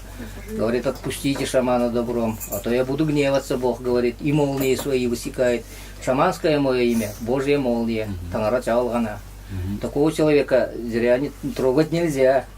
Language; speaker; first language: Russian; native; Russian